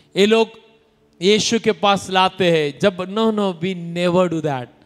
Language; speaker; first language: Hindi; non-native, local second language; Marathi